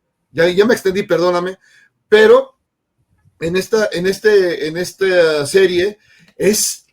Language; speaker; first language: Spanish; native; Spanish